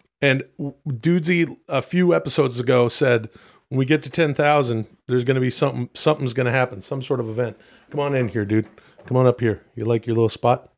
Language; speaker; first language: English; native; English